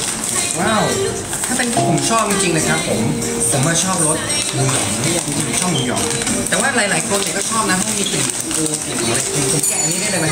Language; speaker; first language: Thai; native; Thai